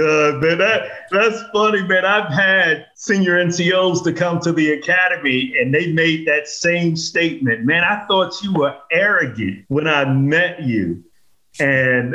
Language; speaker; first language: English; native; English